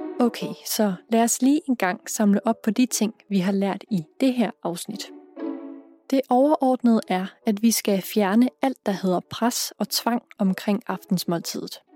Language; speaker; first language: Danish; native; Danish